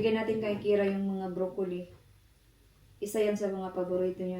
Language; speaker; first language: Filipino; native; Filipino